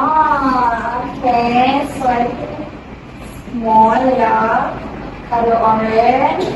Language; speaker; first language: English; non-native, local second language; Malay